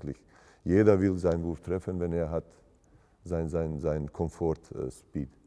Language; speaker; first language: German; non-native, fluent; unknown